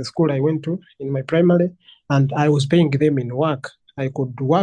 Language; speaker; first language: English; non-native, local second language; Ganda